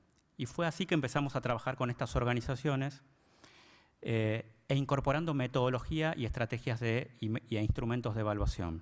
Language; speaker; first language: Spanish; native; Spanish